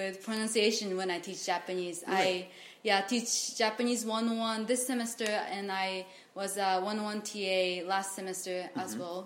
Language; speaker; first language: English; non-native, fluent; Japanese